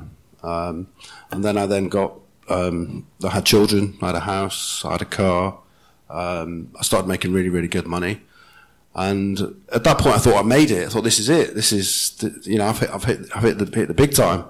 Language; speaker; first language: English; native; English